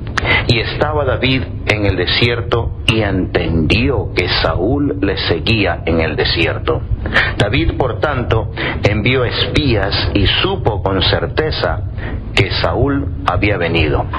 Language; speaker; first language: Spanish; native; Spanish